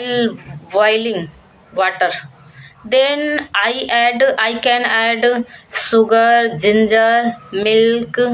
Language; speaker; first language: English; non-native, learner; Hindi